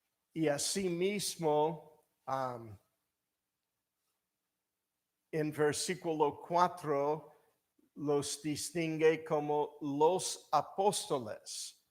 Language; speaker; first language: Spanish; non-native, fluent; English